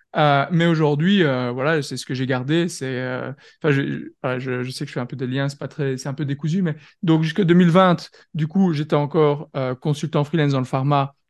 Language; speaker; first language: French; native; French